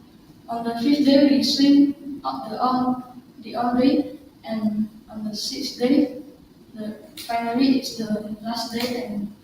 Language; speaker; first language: English; non-native, learner; Indonesian